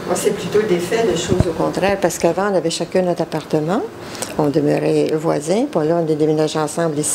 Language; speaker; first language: French; native; French